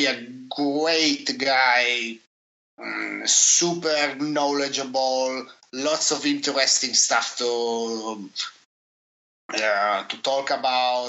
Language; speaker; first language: English; non-native, fluent; Italian